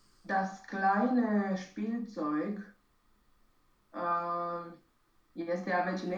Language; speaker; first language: German; non-native, learner; Romanian